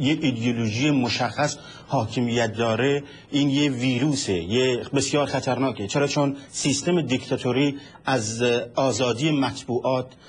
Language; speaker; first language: Persian; non-native, local second language; Central Kurdish